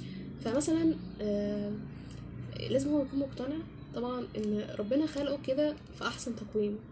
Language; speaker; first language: Arabic; native; Arabic